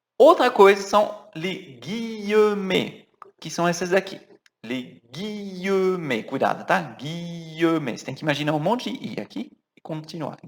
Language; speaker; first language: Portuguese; non-native, fluent; French